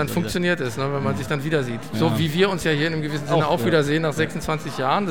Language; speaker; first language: German; native; German